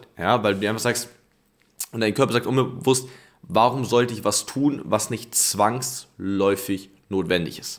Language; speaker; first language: German; native; German